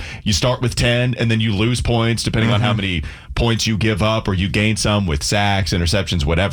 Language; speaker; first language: English; native; English